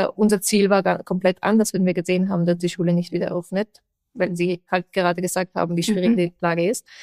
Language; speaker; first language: German; non-native, fluent; Persian